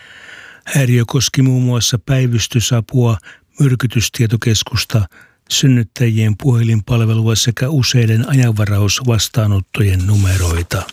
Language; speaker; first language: Finnish; native; Finnish